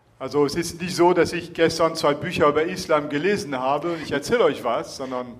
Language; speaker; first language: German; non-native, fluent; French